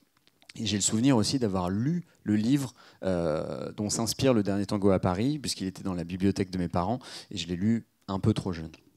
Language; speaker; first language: French; native; French